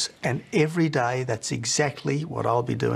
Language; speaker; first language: English; native; English